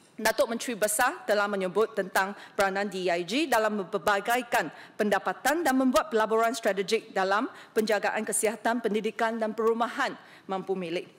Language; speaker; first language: Malay; non-native, local second language; Chinese